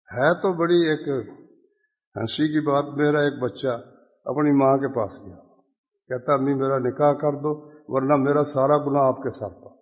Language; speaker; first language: Urdu; non-native, local second language; Punjabi